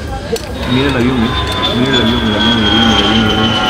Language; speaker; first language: Spanish; native; Spanish